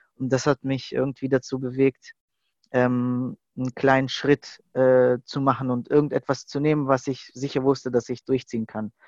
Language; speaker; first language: German; native; German